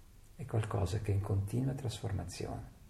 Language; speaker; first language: Italian; native; Italian